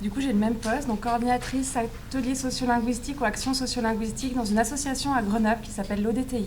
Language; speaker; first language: French; native; French